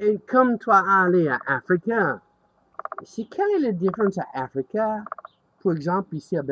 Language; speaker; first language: French; non-native, learner; English